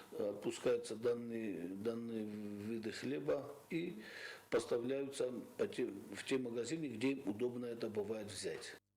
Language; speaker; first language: Russian; native; Russian